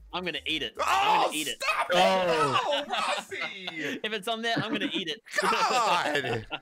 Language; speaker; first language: English; native; English